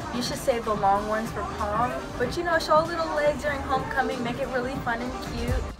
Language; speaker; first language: English; native; English